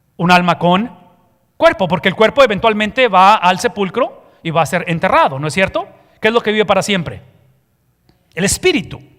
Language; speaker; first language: Spanish; early bilingual, heritage; Spanish